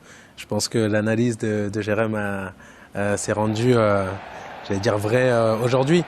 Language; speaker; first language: French; native; French